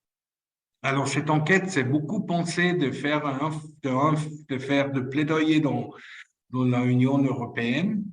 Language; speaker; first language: French; non-native, fluent; Spanish